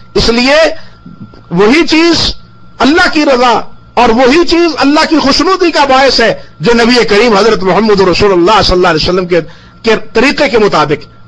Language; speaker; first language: Urdu; non-native, local second language; Punjabi